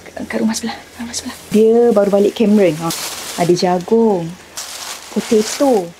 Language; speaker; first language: Malay; native; Malay